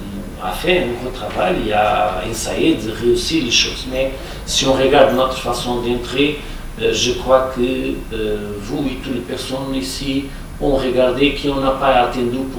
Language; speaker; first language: French; non-native, fluent; Portuguese